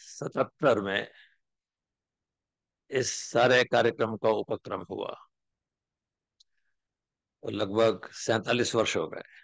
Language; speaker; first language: Hindi; native; Hindi